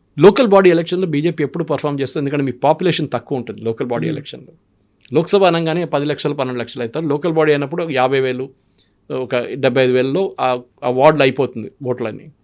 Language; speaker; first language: Telugu; non-native, local second language; Malayalam